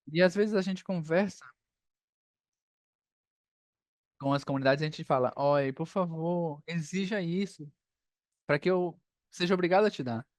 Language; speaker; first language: Portuguese; non-native, fluent; Spanish